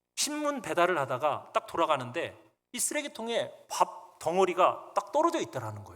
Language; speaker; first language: Korean; native; Korean